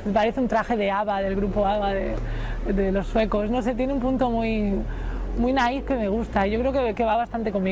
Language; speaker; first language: Spanish; native; Spanish